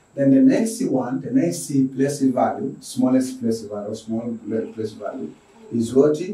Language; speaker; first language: English; non-native, local second language; Swahili